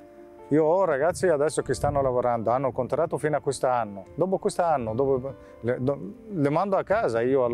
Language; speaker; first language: Italian; non-native, fluent; Arabic